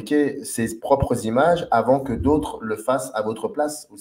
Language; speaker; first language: French; native; French